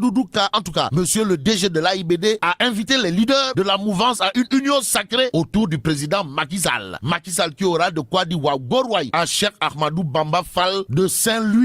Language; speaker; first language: French; non-native, local second language; Wolof